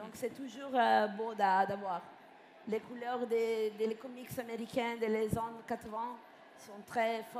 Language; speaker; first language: French; non-native, fluent; Italian